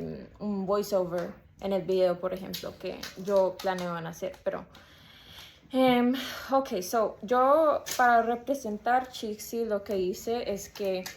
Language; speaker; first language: Spanish; early bilingual, heritage; Spanish